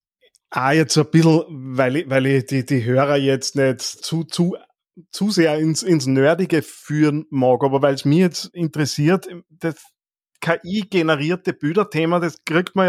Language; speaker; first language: German; native; German